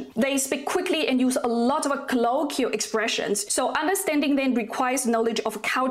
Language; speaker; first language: English; non-native, fluent; Chinese